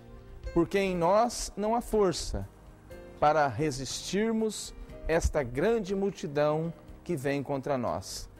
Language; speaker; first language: Portuguese; native; Portuguese